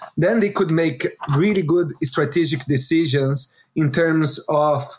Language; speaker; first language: English; non-native, fluent; Portuguese